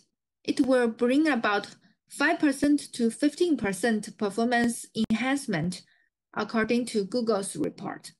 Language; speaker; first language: English; non-native, fluent; Chinese